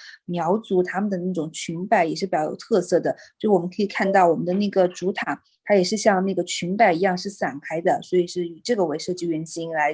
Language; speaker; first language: Chinese; native; Chinese